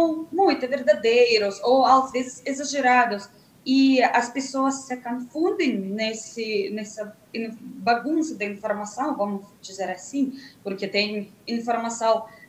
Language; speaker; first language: Portuguese; non-native, fluent; Russian